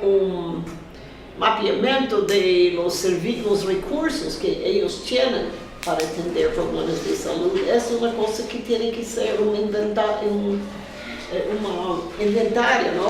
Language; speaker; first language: Spanish; non-native, fluent; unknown